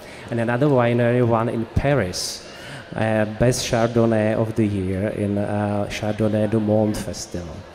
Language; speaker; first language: English; non-native, fluent; Czech